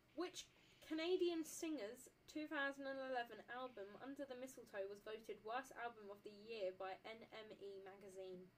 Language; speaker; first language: English; native; English